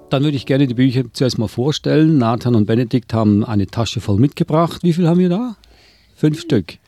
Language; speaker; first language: German; native; German